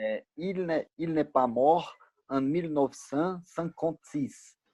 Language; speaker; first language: French; non-native, learner; Portuguese